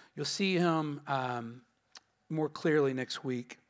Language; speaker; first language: English; native; English